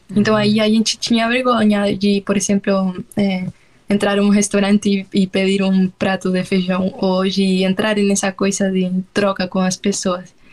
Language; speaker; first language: Portuguese; non-native, fluent; Spanish